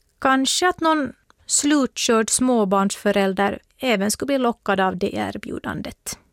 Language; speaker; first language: Swedish; native; Swedish